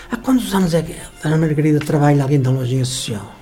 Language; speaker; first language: Portuguese; native; Portuguese